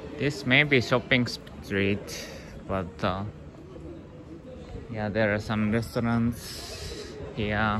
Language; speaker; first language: English; non-native, learner; Japanese